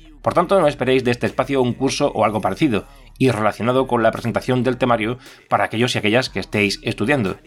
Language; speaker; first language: Spanish; native; Spanish